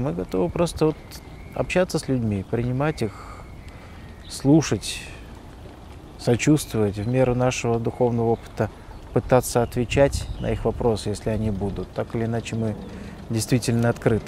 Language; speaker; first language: Russian; native; Russian